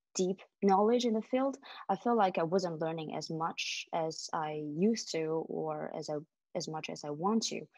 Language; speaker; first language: English; non-native, fluent; Chinese